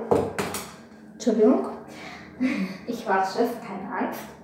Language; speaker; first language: German; non-native, learner; Bulgarian